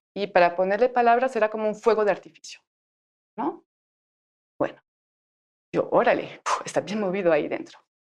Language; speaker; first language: Spanish; non-native, fluent; French